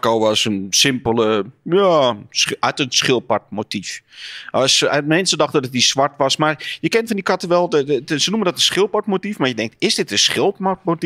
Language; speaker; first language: Dutch; native; Dutch